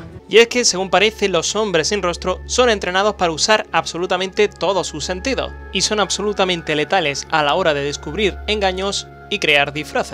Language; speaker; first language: Spanish; native; Spanish